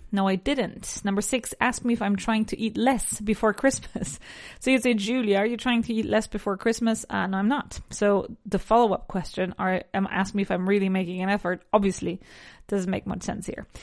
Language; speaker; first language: English; non-native, fluent; Spanish